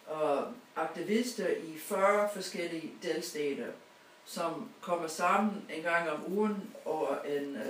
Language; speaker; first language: Danish; non-native, fluent; English